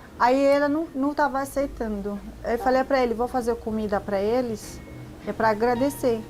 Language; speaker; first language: Portuguese; non-native, learner; Arabic